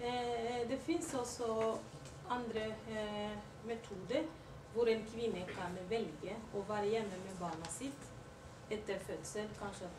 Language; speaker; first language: Norwegian; non-native, learner; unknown